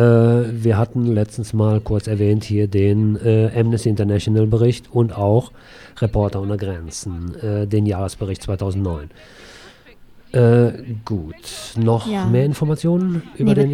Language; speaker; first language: German; native; German